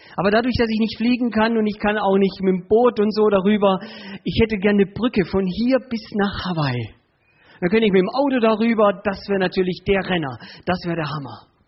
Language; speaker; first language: German; early bilingual, other home language; Spanish